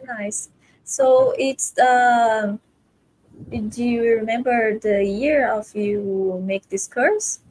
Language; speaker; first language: English; non-native, fluent; Portuguese